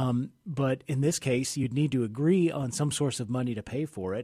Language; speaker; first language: English; native; English